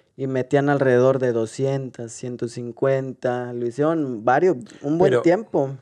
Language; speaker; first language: Spanish; native; Spanish